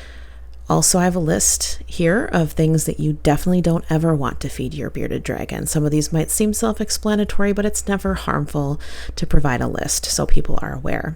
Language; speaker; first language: English; native; English